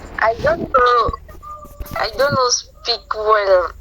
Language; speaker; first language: English; non-native, learner; French